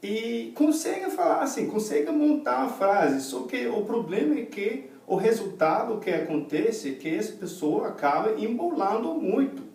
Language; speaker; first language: Portuguese; non-native, fluent; English